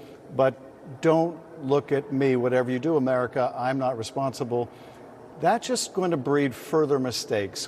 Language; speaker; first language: English; native; English